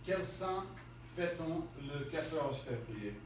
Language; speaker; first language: French; non-native, fluent; English